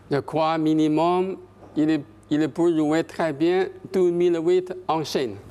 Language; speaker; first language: French; non-native, learner; Chinese